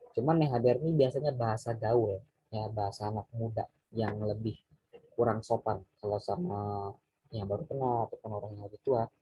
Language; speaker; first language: Indonesian; native; Indonesian